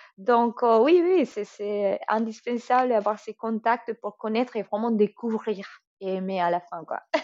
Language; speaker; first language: French; non-native, fluent; Spanish